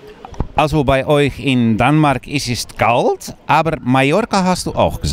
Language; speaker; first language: German; non-native, learner; Dutch